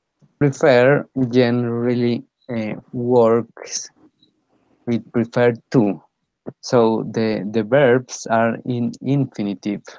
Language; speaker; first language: English; non-native, fluent; Spanish